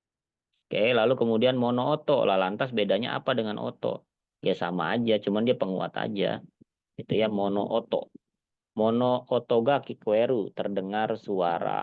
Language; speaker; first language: Indonesian; native; Indonesian